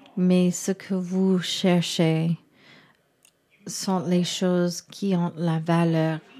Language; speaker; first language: French; non-native, learner; English